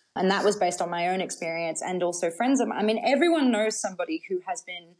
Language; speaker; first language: English; native; English